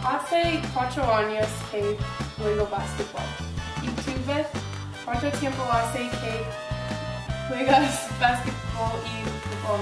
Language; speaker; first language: Spanish; non-native, learner; English